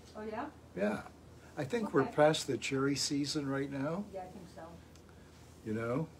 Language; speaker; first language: English; native; English